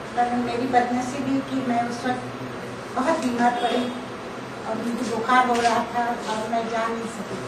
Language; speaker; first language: Hindi; non-native, local second language; Marathi